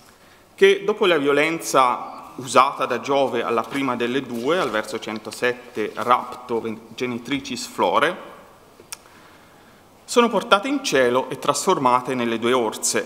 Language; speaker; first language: Italian; native; Italian